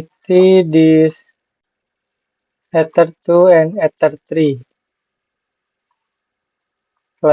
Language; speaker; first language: English; non-native, learner; Indonesian